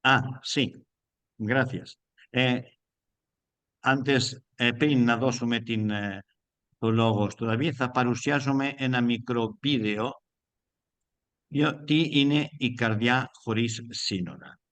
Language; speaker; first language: Greek; non-native, learner; Spanish